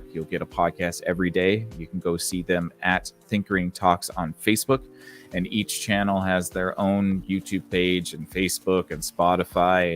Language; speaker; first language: English; native; English